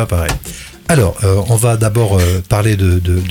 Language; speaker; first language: French; native; French